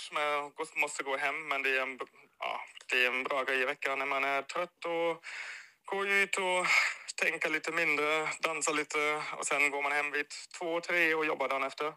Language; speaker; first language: Swedish; non-native, fluent; German